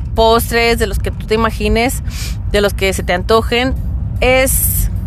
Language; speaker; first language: Spanish; early bilingual, heritage; Spanish